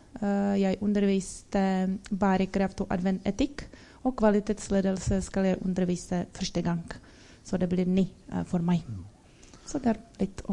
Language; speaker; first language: Norwegian; non-native, learner; Czech